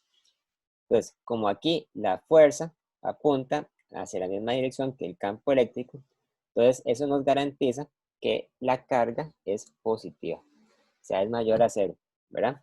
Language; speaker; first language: Spanish; native; Spanish